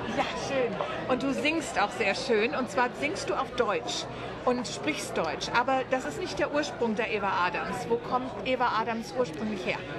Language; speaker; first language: German; native; German